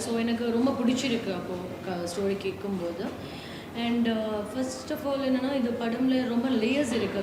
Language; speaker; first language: Tamil; non-native, learner; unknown